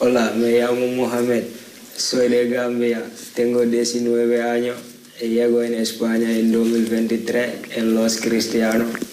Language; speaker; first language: Spanish; non-native, learner; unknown